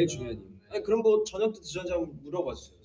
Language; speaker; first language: Korean; native; Korean